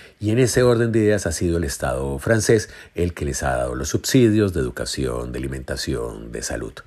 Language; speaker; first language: Spanish; native; Spanish